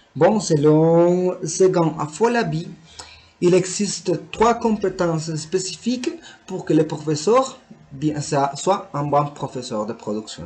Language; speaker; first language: French; non-native, learner; Spanish